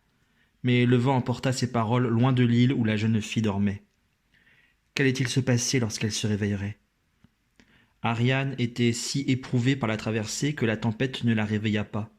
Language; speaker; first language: French; native; French